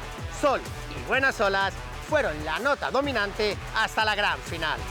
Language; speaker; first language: Spanish; native; Spanish